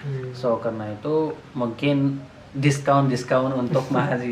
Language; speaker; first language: Indonesian; non-native, learner; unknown